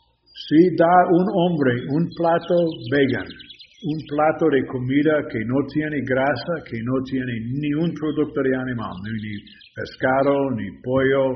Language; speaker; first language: Spanish; non-native, learner; English